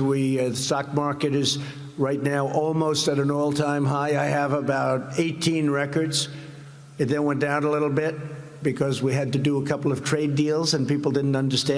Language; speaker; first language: English; native; English